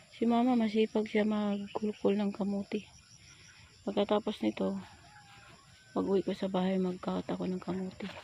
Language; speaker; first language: Filipino; non-native, local second language; Cebuano